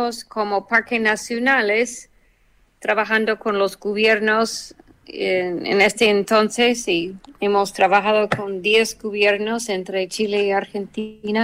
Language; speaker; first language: Spanish; non-native, fluent; English